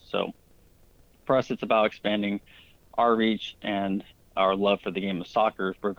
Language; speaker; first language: English; native; English